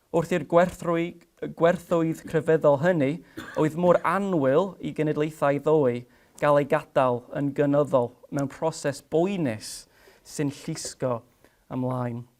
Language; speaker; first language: Welsh; non-native, fluent; English